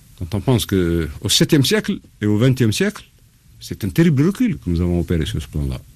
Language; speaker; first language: French; non-native, local second language; Arabic